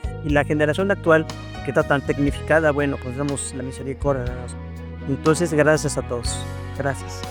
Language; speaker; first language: Spanish; native; Spanish